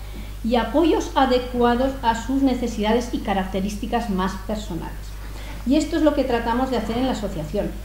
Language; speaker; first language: Spanish; native; Spanish